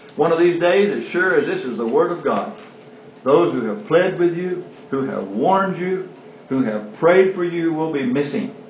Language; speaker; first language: English; native; English